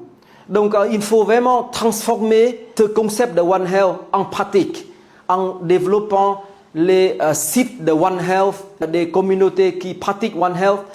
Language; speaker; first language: French; non-native, fluent; Vietnamese